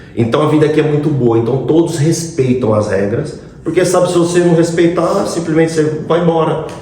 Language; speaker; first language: Portuguese; native; Portuguese